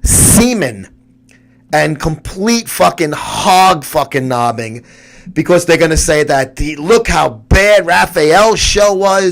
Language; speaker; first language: English; native; English